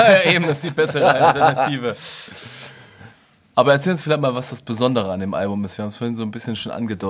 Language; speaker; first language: German; native; German